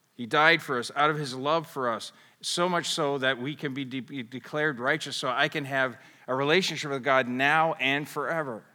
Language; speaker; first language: English; native; English